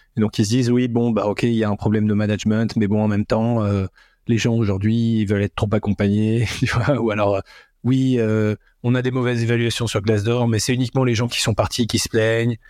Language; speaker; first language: French; native; French